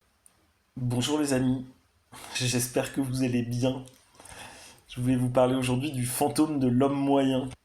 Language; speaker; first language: French; native; French